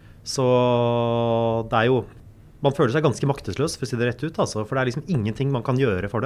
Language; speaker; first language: Norwegian; native; Norwegian